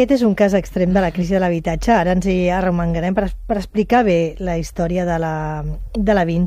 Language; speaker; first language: Catalan; native; Catalan